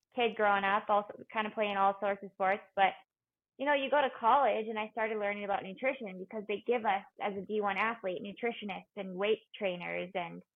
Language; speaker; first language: English; native; English